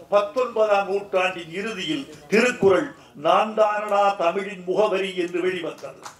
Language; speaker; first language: Tamil; native; Tamil